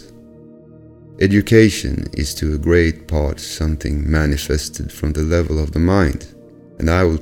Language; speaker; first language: English; non-native, fluent; Swedish